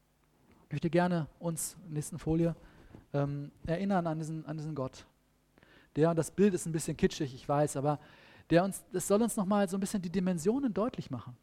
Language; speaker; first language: German; native; German